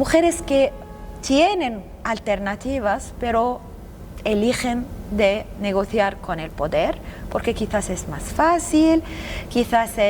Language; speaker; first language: Spanish; non-native, fluent; Arabic